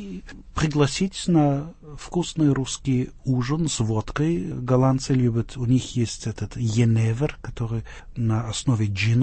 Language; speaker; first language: Russian; non-native, fluent; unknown